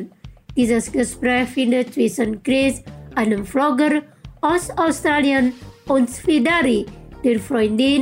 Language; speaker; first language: German; non-native, fluent; Indonesian